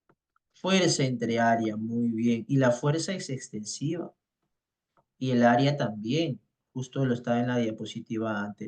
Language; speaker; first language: Spanish; native; Spanish